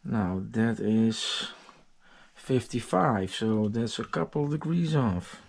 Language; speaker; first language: English; non-native, fluent; Dutch